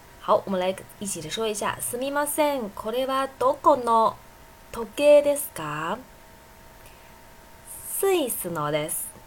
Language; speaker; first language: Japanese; non-native, fluent; Chinese